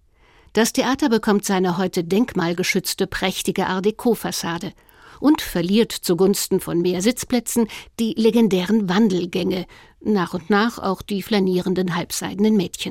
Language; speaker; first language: German; native; German